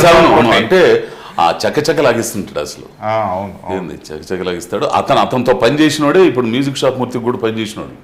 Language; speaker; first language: Telugu; native; Telugu